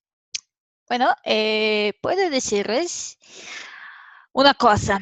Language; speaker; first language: Spanish; non-native, fluent; Serbian